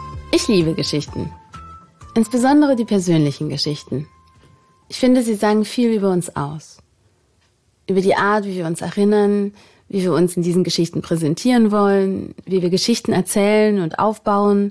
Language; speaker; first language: German; native; German